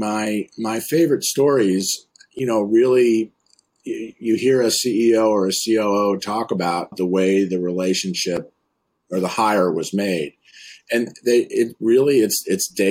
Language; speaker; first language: English; native; English